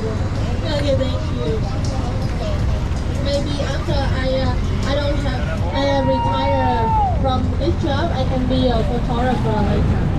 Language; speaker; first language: English; non-native, fluent; Vietnamese